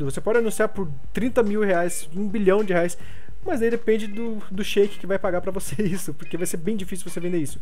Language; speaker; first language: Portuguese; native; Portuguese